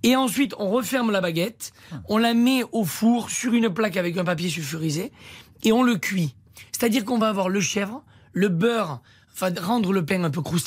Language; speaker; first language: French; native; French